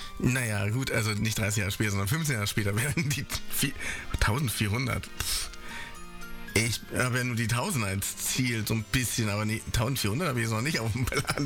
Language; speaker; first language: German; native; German